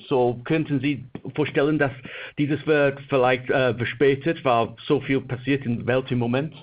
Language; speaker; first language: German; non-native, fluent; English